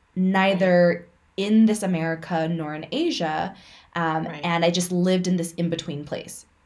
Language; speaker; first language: English; early bilingual, other home language; Min Nan Chinese